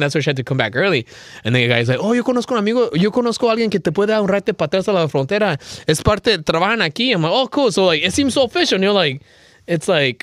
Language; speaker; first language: English; early bilingual, other home language; Spanish